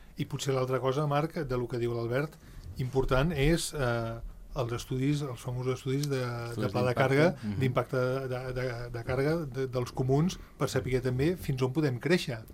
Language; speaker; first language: Catalan; native; Catalan